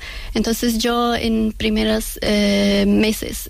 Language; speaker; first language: Spanish; non-native, learner; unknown